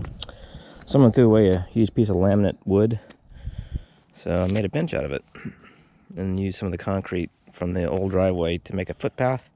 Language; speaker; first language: English; native; English